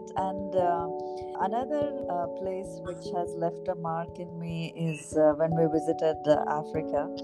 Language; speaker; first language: English; non-native, local second language; Kannada